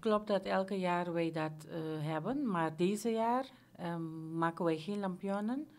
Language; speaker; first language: Dutch; non-native, local second language; Papiamento